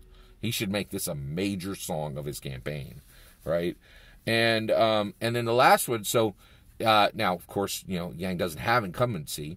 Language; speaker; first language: English; native; English